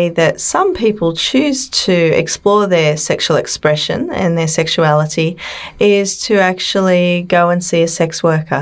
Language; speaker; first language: English; native; English